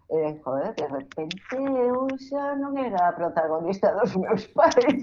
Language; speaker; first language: Galician; non-native, local second language; Spanish